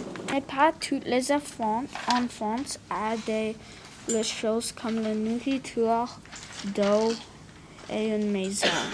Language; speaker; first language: French; non-native, learner; English